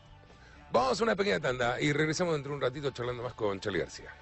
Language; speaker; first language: Spanish; native; Spanish